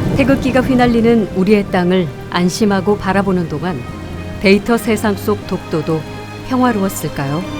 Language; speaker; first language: Korean; native; Korean